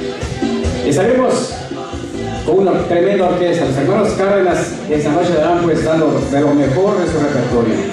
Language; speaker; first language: Spanish; native; Spanish